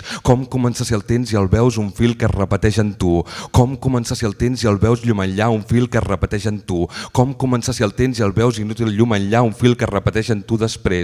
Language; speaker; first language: Catalan; native; Catalan